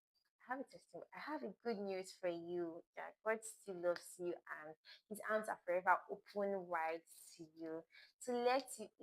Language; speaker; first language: English; non-native, local second language; Igbo